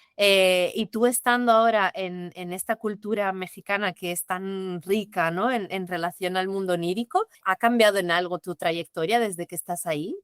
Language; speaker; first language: Spanish; non-native, fluent; Portuguese